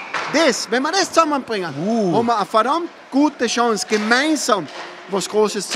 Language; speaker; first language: German; native; German